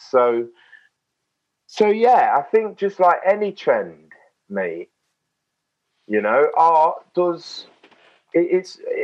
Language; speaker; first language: English; native; English